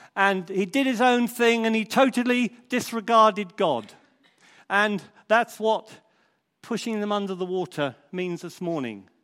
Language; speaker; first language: English; native; English